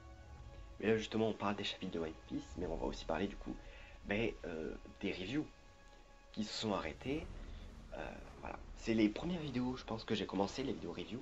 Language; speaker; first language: French; native; French